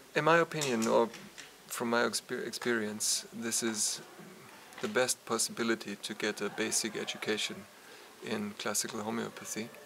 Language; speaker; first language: English; non-native, fluent; German